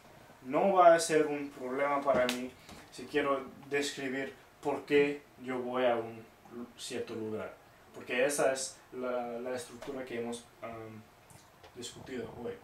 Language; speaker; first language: Spanish; non-native, fluent; English